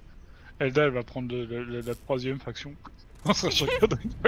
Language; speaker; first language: French; native; French